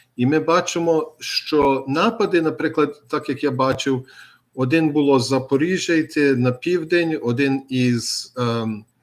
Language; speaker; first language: Ukrainian; early bilingual, heritage; Ukrainian